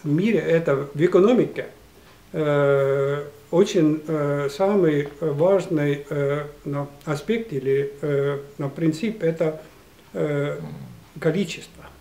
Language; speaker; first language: Russian; non-native, local second language; Estonian